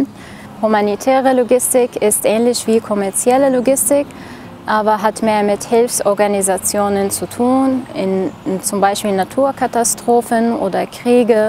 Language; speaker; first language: German; non-native, fluent; Arabic